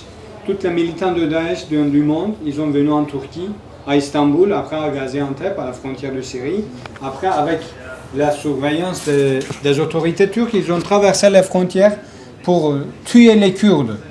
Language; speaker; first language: French; non-native, learner; Kurdish